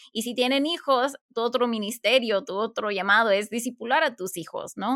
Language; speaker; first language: Spanish; early bilingual, heritage; Spanish